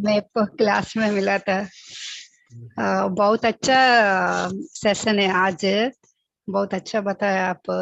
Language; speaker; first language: Hindi; non-native, local second language; Telugu